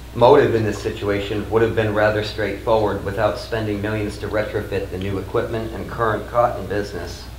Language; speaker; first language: English; native; English